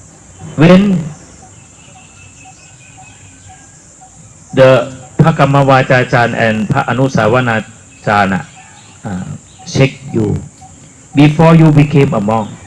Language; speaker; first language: English; non-native, learner; Thai